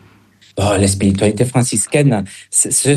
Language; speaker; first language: French; non-native, fluent; Spanish